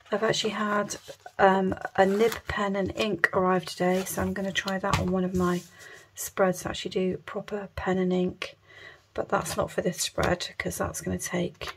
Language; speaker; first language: English; native; English